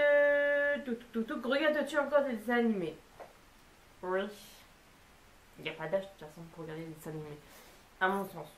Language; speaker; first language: French; native; French